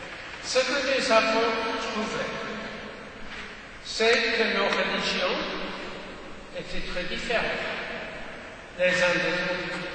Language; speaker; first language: French; non-native, fluent; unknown